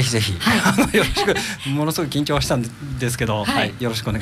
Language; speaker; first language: Japanese; native; Japanese